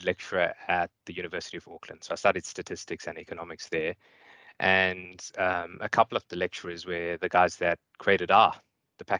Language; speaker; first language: English; native; English